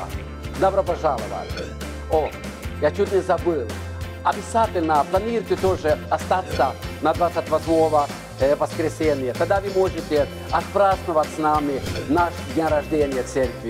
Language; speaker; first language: Russian; non-native, fluent; Norwegian